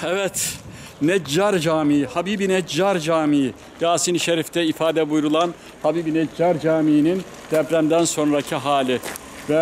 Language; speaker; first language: Turkish; native; Turkish